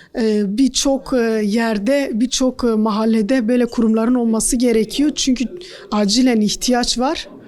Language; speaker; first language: Turkish; non-native, local second language; Kurdish